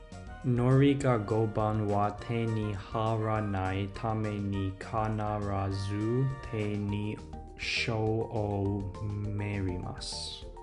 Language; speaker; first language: Japanese; non-native, learner; English